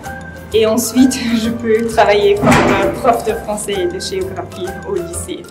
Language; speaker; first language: French; non-native, fluent; German